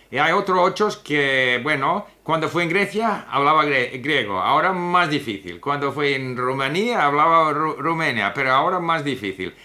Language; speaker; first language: Spanish; non-native, fluent; English